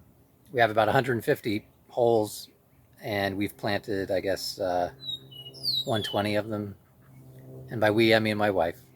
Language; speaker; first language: English; native; English